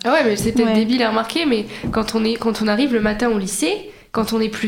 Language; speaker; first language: French; native; French